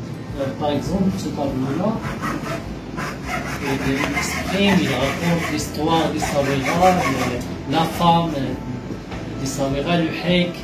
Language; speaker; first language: French; non-native, local second language; Arabic